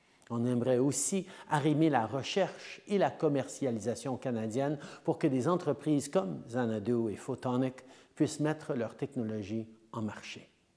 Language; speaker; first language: French; early bilingual, heritage; French